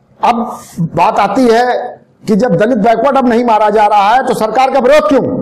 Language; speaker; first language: Hindi; native; Hindi